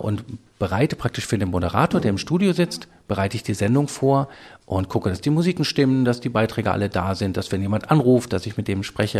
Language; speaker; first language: German; native; German